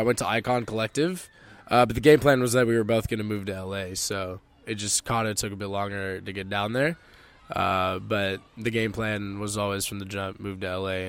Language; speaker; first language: English; native; English